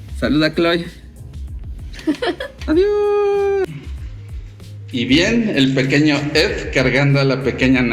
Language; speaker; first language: Spanish; native; Spanish